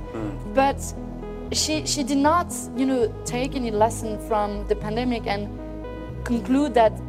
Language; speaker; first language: English; non-native, fluent; French